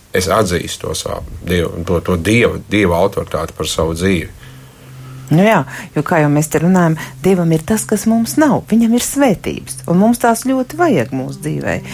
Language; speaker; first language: Latvian; native; Latvian